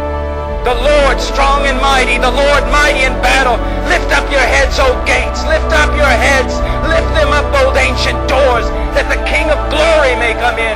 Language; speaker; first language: English; native; English